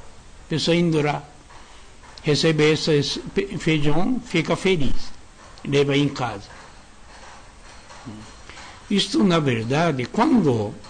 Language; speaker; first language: Portuguese; non-native, learner; Japanese